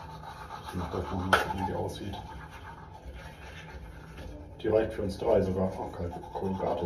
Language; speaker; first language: German; native; German